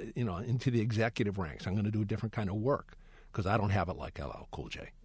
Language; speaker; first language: English; native; English